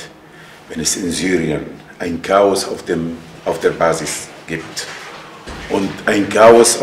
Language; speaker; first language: German; non-native, fluent; Arabic